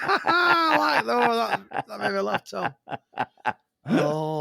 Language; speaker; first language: English; native; English